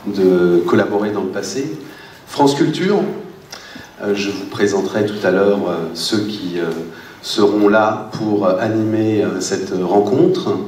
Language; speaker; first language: French; native; French